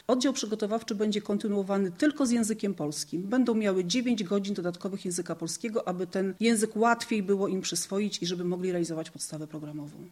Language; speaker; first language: Polish; native; Polish